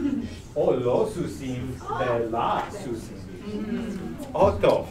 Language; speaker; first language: Hebrew; non-native, fluent; English